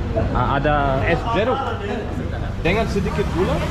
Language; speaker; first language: Indonesian; non-native, learner; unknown